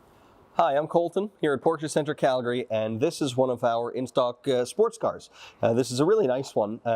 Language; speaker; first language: English; native; English